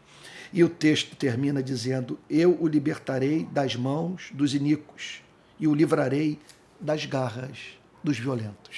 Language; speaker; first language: Portuguese; native; Portuguese